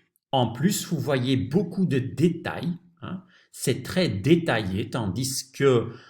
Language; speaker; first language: French; non-native, fluent; Dutch